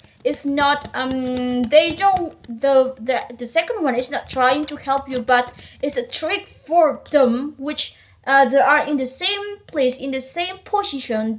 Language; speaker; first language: English; non-native, learner; Indonesian